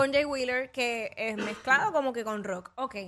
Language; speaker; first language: Spanish; native; Spanish